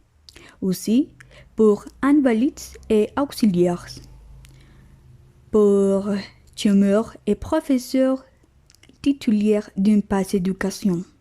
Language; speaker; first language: French; non-native, learner; Spanish